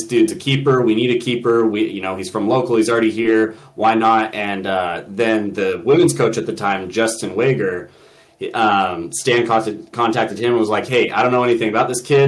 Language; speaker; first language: English; native; English